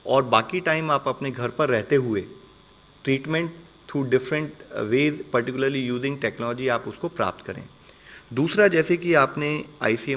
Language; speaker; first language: Hindi; native; Hindi